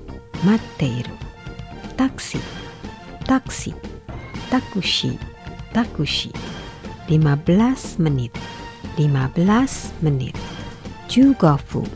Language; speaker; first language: Japanese; non-native, fluent; Indonesian